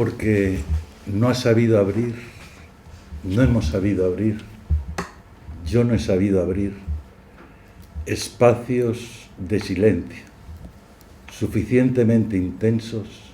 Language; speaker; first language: Spanish; native; Spanish